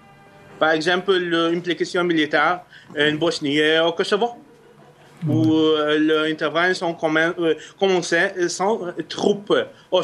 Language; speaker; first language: French; non-native, fluent; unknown